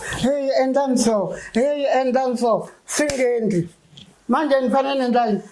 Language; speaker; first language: Zulu; native; Zulu